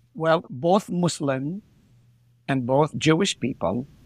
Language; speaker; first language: English; non-native, fluent; Arabic